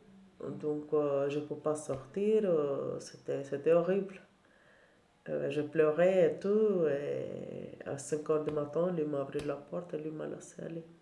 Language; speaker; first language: French; non-native, learner; Albanian